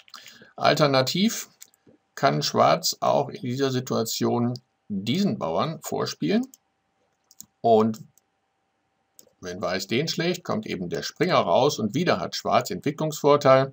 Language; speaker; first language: German; native; German